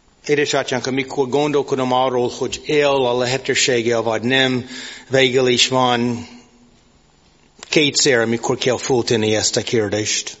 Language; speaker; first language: Hungarian; non-native, fluent; English